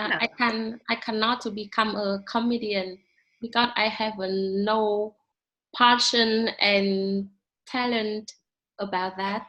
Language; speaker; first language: English; non-native, learner; Vietnamese